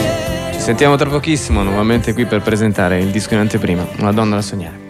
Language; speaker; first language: Italian; native; Italian